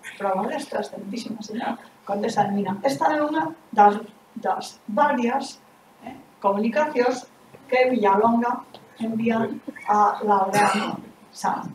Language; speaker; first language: Galician; non-native, local second language; Spanish